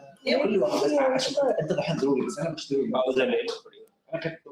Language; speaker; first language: Arabic; native; Arabic